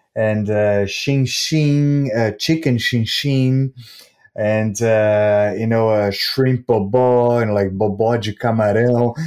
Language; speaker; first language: English; non-native, fluent; Portuguese